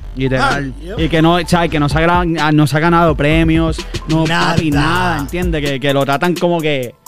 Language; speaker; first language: Spanish; native; Spanish